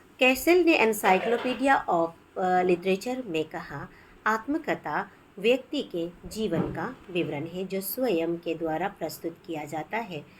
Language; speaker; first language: Hindi; non-native, local second language; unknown